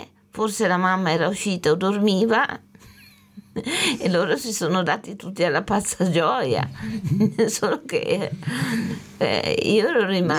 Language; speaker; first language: Italian; native; Italian